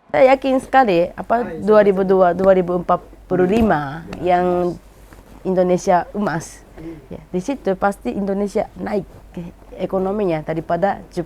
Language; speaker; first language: Indonesian; non-native, fluent; Japanese